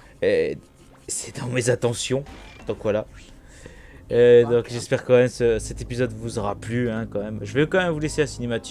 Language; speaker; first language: French; native; French